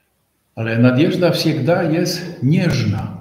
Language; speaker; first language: Russian; non-native, fluent; Polish